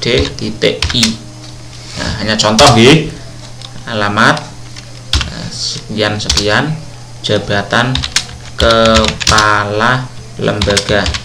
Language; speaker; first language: Indonesian; non-native, local second language; Javanese